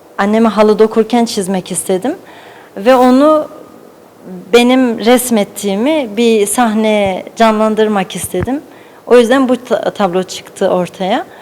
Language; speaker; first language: Turkish; early bilingual, heritage; Turkish